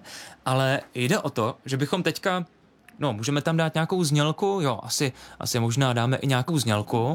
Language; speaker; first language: Czech; native; Czech